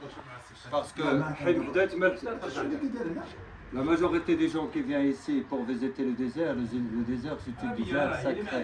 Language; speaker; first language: French; non-native, learner; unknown